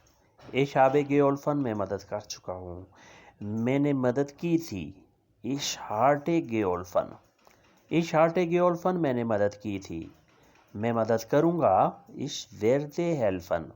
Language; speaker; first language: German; non-native, fluent; Urdu